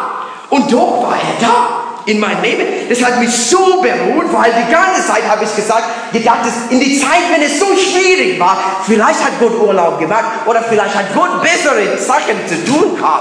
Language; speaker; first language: German; non-native, learner; English